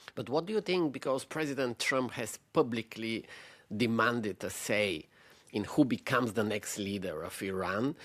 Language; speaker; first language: English; non-native, fluent; Bulgarian